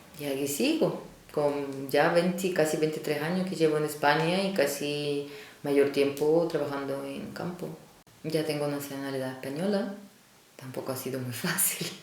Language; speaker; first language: Spanish; non-native, fluent; Russian